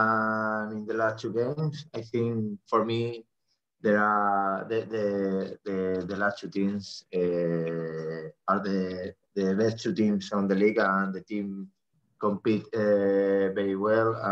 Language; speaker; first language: English; non-native, fluent; Spanish